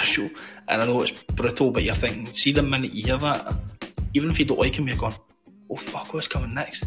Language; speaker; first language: English; native; English